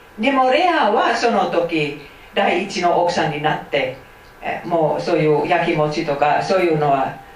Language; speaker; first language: Japanese; non-native, fluent; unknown